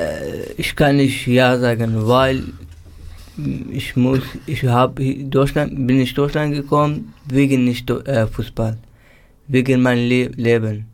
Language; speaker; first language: German; non-native, learner; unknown